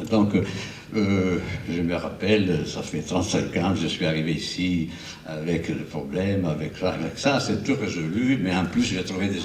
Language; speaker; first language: French; non-native, fluent; Italian